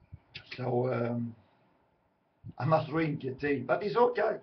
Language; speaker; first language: English; non-native, learner; Swedish